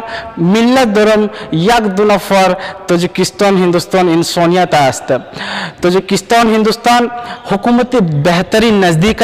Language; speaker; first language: Persian; non-native, learner; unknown